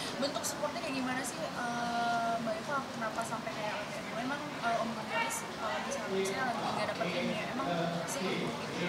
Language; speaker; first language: Indonesian; native; Indonesian